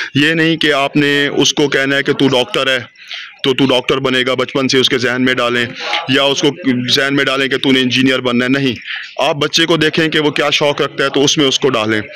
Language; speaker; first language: Urdu; non-native, local second language; Saraiki